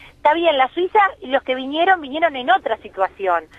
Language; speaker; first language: Spanish; native; Spanish